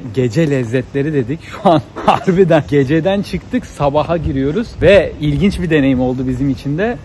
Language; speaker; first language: Turkish; native; Turkish